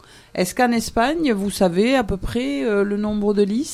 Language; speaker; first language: French; native; French